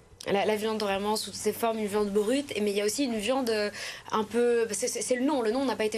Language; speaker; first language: French; native; French